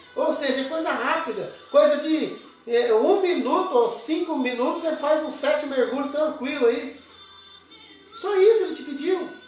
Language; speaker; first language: Portuguese; native; Portuguese